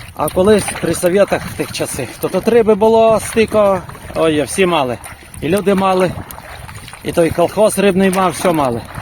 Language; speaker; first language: Ukrainian; native; Ukrainian